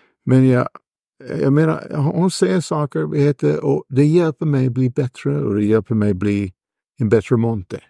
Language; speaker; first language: Swedish; non-native, fluent; English